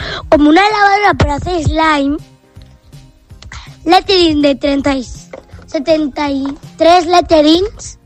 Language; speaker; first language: Spanish; non-native, local second language; Catalan